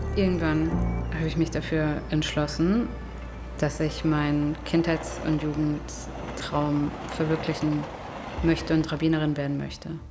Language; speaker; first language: German; native; German